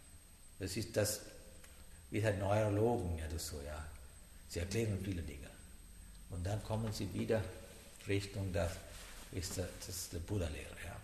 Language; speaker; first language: German; non-native, fluent; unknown